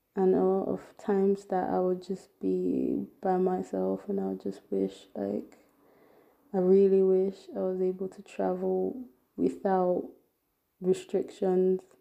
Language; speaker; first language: English; non-native, local second language; Yoruba